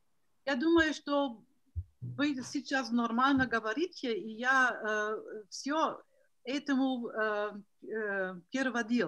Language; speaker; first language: Russian; non-native, learner; Serbian